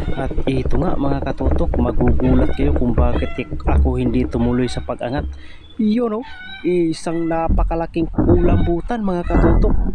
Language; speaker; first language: Filipino; non-native, local second language; Masbatenyo